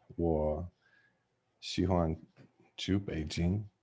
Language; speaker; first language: Chinese; non-native, learner; English